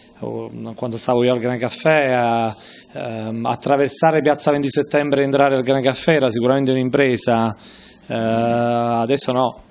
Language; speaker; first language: Italian; native; Italian